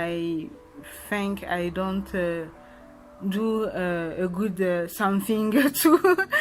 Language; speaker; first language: English; non-native, learner; French